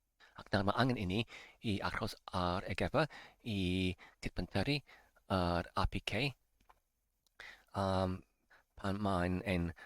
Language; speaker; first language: Welsh; non-native, learner; English